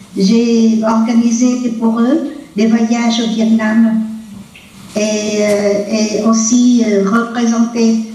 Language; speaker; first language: French; non-native, local second language; Vietnamese